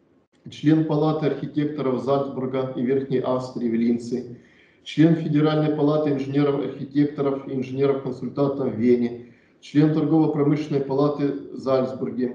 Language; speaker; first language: Russian; native; Russian